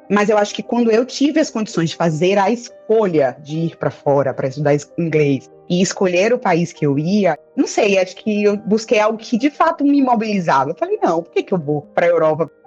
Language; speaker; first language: Portuguese; native; Portuguese